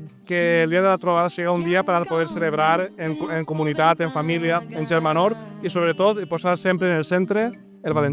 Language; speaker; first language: Catalan; native; Catalan